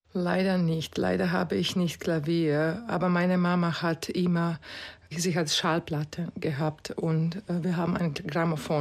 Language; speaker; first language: German; non-native, fluent; Croatian